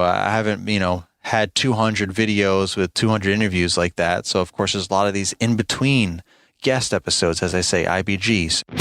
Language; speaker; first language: English; native; English